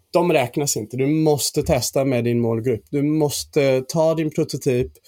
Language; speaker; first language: Swedish; non-native, fluent; English